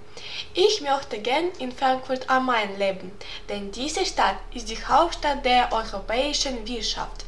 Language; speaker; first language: German; non-native, learner; Ukrainian